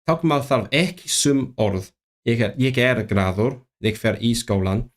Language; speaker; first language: Icelandic; non-native, learner; Chinese